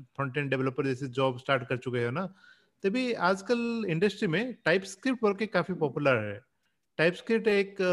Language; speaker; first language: Hindi; non-native, local second language; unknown